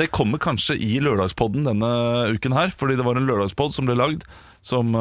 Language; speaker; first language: Norwegian; native; Norwegian